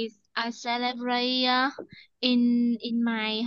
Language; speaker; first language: English; non-native, learner; Vietnamese